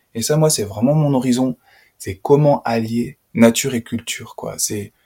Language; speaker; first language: French; native; French